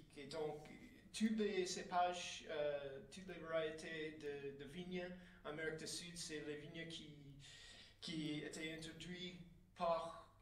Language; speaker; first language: French; non-native, fluent; English